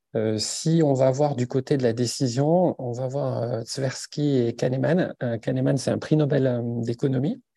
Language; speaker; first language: French; native; French